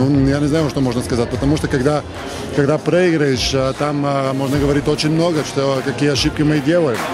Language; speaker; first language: Russian; non-native, fluent; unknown